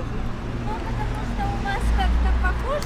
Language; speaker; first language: Russian; non-native, learner; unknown